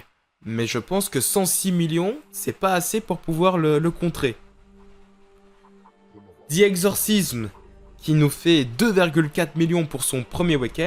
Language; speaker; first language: French; native; French